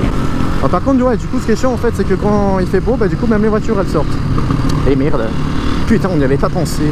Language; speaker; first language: French; native; French